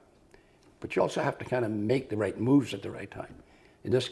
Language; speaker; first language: English; native; English